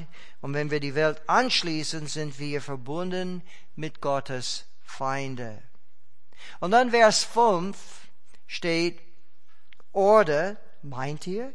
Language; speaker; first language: German; non-native, fluent; English